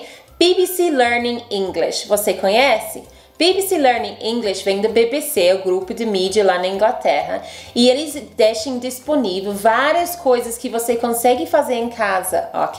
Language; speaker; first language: Portuguese; non-native, fluent; English